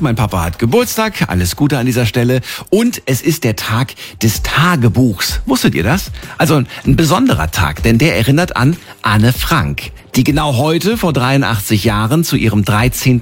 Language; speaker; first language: German; native; German